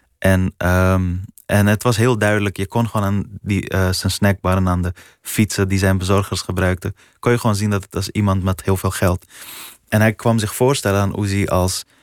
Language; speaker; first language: Dutch; early bilingual, other home language; Persian